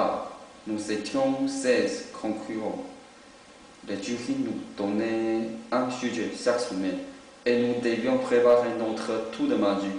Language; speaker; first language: French; non-native, learner; Chinese